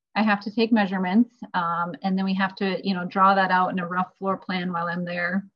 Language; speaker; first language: English; native; English